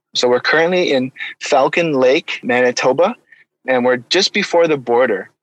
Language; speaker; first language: English; native; English